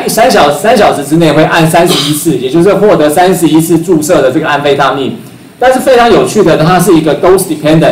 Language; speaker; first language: Chinese; native; Chinese